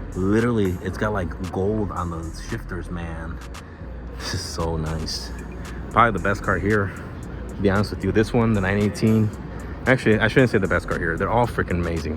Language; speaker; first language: English; native; English